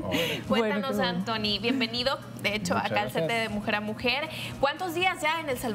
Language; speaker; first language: Spanish; native; Spanish